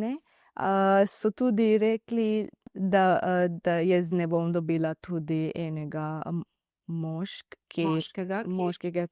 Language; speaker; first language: Slovenian; non-native, learner; Divehi